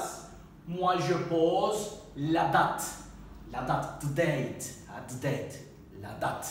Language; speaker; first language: French; non-native, fluent; Turkish